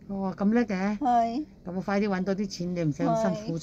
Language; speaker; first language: Cantonese; native; Cantonese